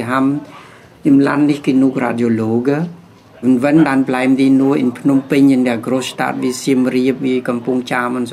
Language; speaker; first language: German; non-native, learner; Khmer